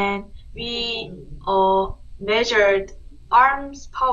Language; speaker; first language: English; non-native, learner; Korean